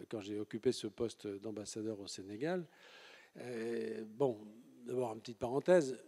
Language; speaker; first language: French; native; French